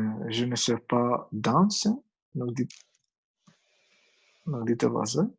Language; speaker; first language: French; non-native, learner; Albanian